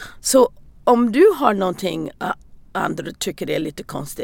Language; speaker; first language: Swedish; non-native, learner; English